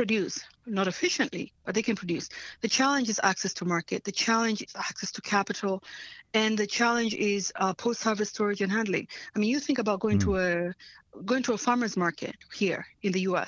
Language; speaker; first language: English; non-native, local second language; Swahili